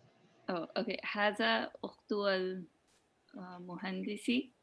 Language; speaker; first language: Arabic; non-native, learner; English